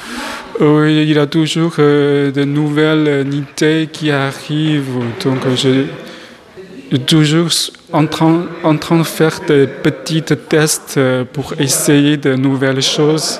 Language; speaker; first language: French; non-native, fluent; Chinese